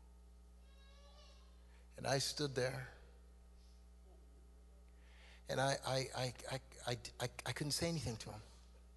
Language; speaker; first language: English; native; English